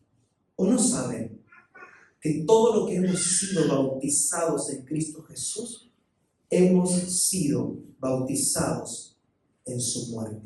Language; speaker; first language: Spanish; native; Spanish